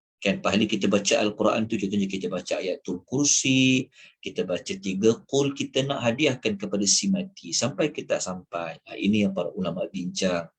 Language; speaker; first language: Malay; native; Malay